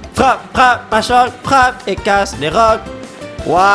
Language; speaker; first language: French; native; French